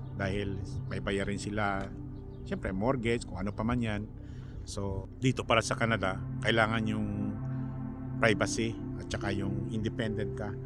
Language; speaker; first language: Filipino; native; Filipino